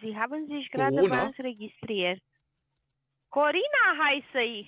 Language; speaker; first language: German; non-native, learner; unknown